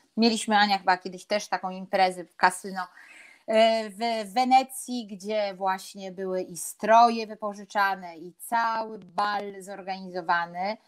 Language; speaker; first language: Polish; native; Polish